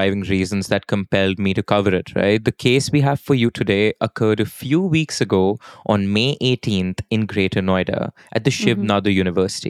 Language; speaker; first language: English; non-native, local second language; Hindi